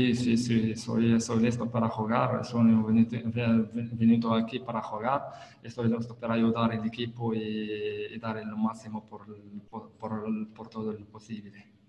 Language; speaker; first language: Spanish; non-native, learner; Italian